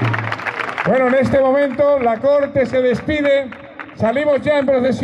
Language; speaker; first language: Spanish; native; Spanish